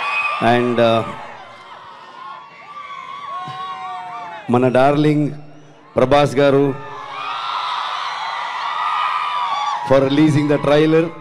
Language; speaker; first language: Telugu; non-native, learner; Kannada